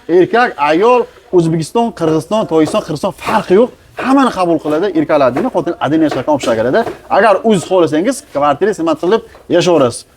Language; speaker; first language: Uzbek; native; Uzbek